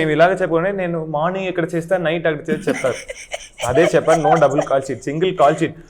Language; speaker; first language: Telugu; non-native, local second language; Tamil